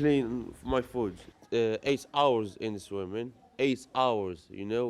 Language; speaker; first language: English; non-native, learner; Arabic